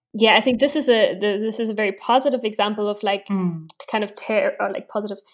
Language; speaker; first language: English; non-native, fluent; German